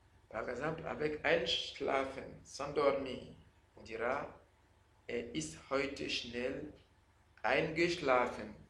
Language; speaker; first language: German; non-native, fluent; French